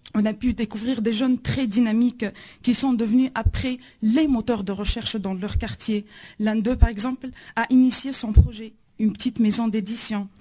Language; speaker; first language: French; non-native, local second language; Arabic